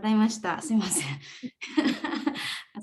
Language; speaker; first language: Japanese; native; Japanese